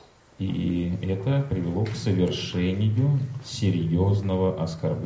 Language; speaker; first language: Russian; native; Russian